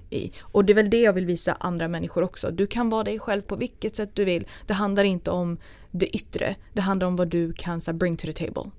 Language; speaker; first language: Swedish; early bilingual, other home language; Turoyo